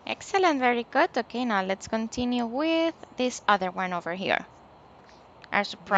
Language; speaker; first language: English; non-native, local second language; Spanish